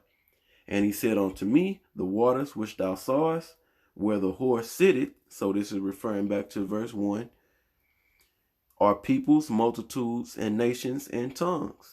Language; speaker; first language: English; native; English